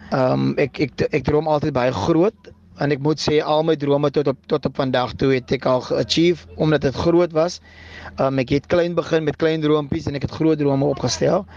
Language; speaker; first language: Afrikaans; native; Afrikaans